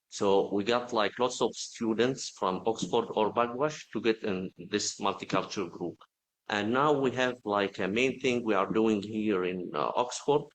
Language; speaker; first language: English; non-native, fluent; Arabic